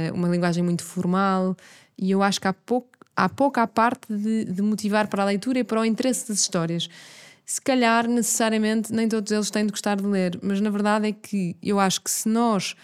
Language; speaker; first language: Portuguese; native; Portuguese